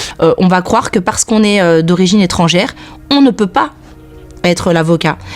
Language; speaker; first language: French; native; French